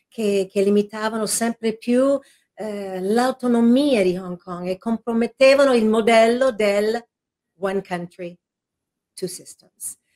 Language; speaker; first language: Italian; non-native, fluent; English